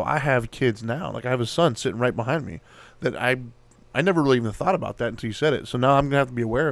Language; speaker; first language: English; native; English